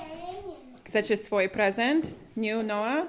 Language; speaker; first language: Polish; non-native, learner; English